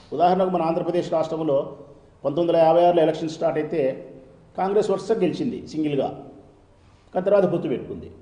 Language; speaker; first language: Telugu; native; Telugu